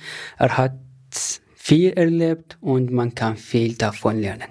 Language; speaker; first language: German; non-native, fluent; Arabic